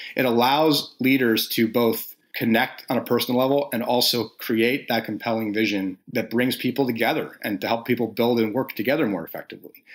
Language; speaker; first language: English; native; English